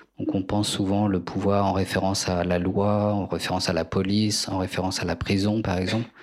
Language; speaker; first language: French; native; French